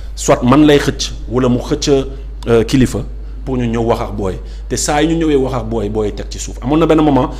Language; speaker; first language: Wolof; native; Wolof